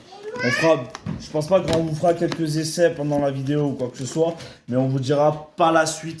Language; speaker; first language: French; native; French